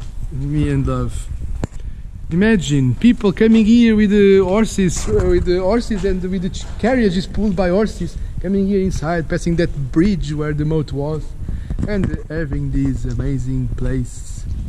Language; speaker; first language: English; non-native, fluent; Portuguese